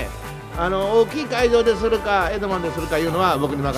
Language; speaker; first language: Japanese; native; Japanese